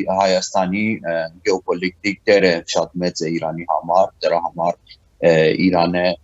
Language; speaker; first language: Armenian; early bilingual, heritage; Armenian